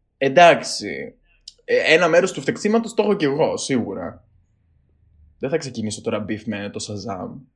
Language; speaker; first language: Greek; native; Greek